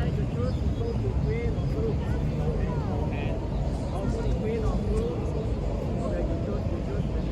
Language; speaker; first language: English; non-native, fluent; Cantonese